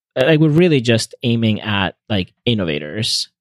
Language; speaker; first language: English; non-native, fluent; Spanish